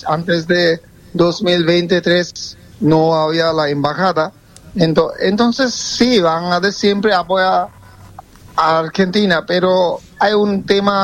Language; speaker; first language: Spanish; non-native, fluent; Bangla